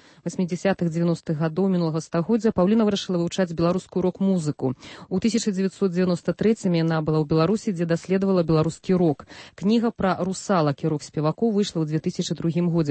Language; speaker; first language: Belarusian; native; Belarusian